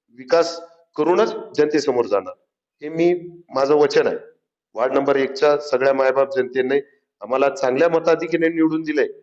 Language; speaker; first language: Marathi; native; Marathi